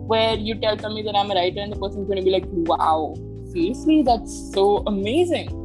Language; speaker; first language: English; non-native, local second language; Hindi